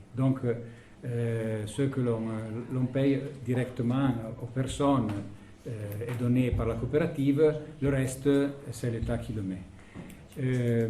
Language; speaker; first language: French; non-native, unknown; Italian